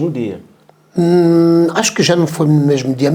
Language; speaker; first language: Portuguese; non-native, local second language; Tsonga